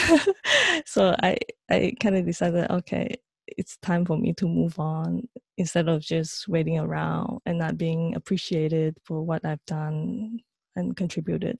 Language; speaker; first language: English; non-native, local second language; Chinese